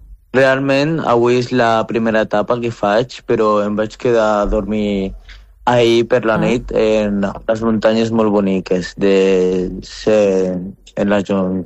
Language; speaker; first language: Catalan; non-native, fluent; Arabic